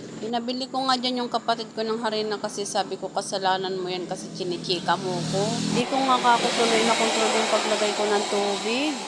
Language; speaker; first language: Filipino; non-native, local second language; Bikol